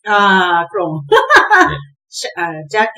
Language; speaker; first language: English; non-native, learner; Japanese